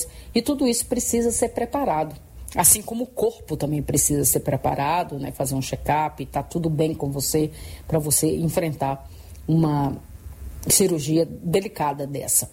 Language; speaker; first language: Portuguese; native; Portuguese